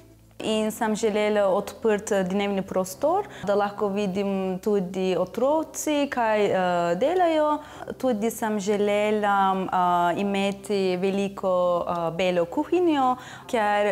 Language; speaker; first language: Slovenian; non-native, fluent; Turkish